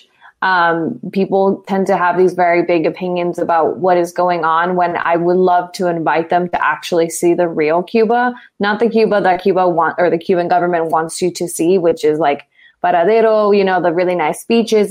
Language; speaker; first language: English; native; English